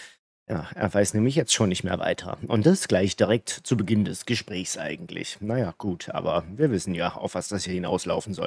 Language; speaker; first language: German; native; German